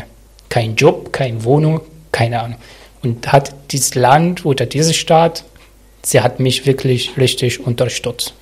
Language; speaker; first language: German; non-native, learner; Arabic